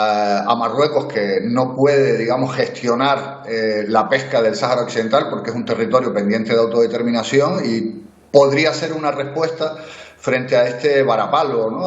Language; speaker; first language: Spanish; native; Spanish